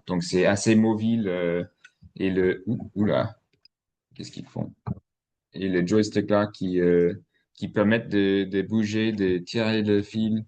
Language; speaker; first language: French; non-native, fluent; English